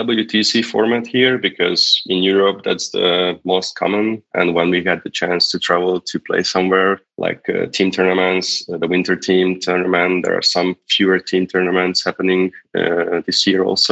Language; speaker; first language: English; non-native, fluent; Hungarian